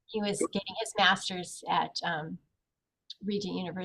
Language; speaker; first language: English; native; English